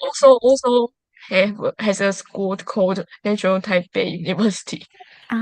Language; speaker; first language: English; non-native, learner; Chinese